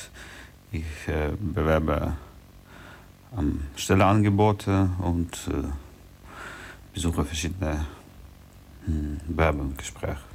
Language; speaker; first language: German; non-native, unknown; Russian